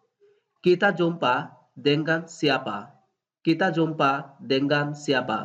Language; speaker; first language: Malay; non-native, fluent; Bangla